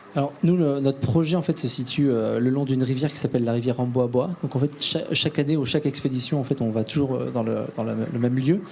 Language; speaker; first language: French; native; French